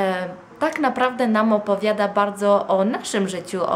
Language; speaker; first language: Polish; non-native, fluent; Italian